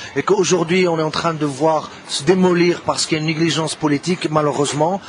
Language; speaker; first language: French; non-native, local second language; Arabic